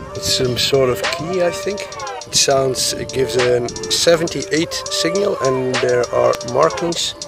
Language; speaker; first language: English; non-native, fluent; Dutch